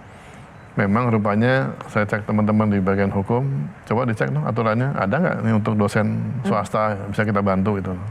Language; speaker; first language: Indonesian; native; Indonesian